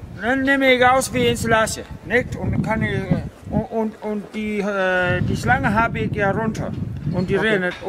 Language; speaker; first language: German; non-native, learner; Danish